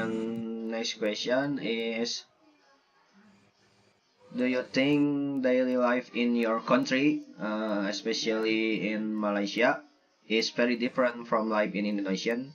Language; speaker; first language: English; non-native, learner; Indonesian